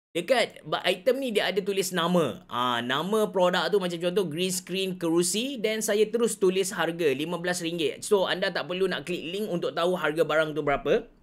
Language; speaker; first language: Malay; native; Malay